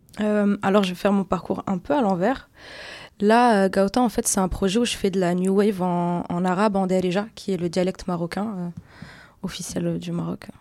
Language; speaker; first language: French; non-native, local second language; Arabic